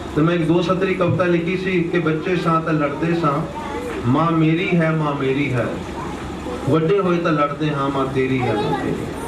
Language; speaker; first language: Punjabi; native; Punjabi